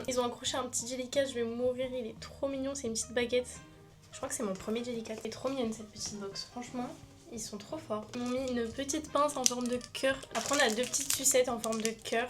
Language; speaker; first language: French; native; French